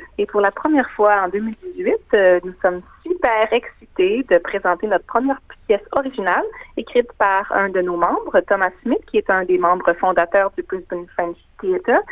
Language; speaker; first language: French; native; French